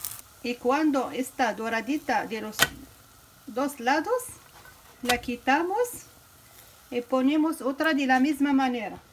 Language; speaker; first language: Spanish; non-native, fluent; Arabic